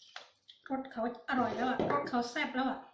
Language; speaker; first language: Thai; non-native, local second language; Northeastern Thai